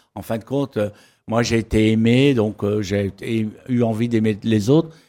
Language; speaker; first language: French; native; French